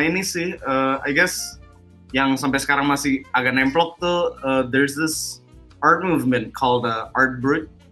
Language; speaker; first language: Indonesian; native; Indonesian